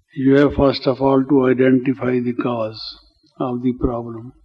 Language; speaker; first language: English; non-native, local second language; Hindi